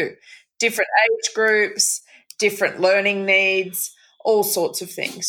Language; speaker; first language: English; native; English